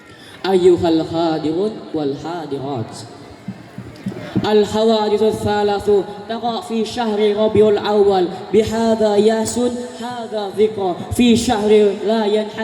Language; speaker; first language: Arabic; non-native, learner; Indonesian